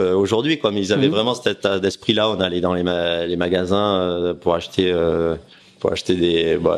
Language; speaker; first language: French; native; French